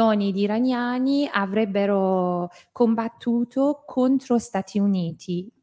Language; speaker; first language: Italian; non-native, fluent; Persian